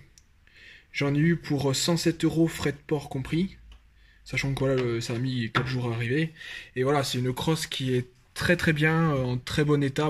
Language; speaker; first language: French; native; French